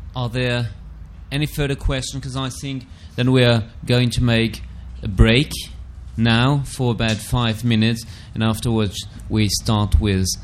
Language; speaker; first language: English; non-native, fluent; German